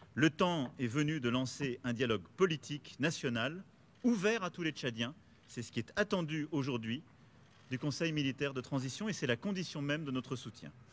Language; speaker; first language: French; native; French